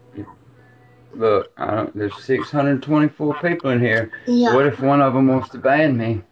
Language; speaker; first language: English; native; English